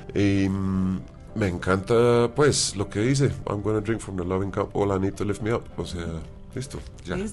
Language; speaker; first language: Spanish; non-native, fluent; English